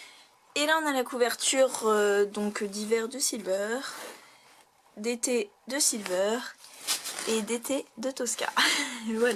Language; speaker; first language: French; native; French